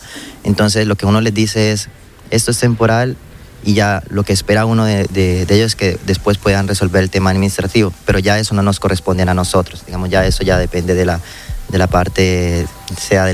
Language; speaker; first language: Spanish; native; Spanish